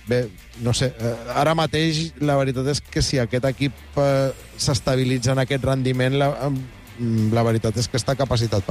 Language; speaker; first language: Catalan; native; Catalan